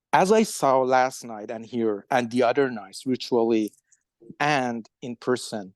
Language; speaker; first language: English; non-native, fluent; Persian